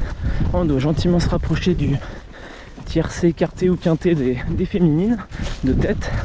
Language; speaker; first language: French; native; French